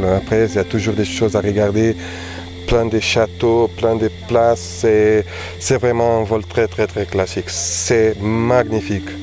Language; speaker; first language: French; non-native, learner; Portuguese